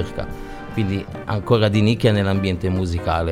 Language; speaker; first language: Italian; native; Italian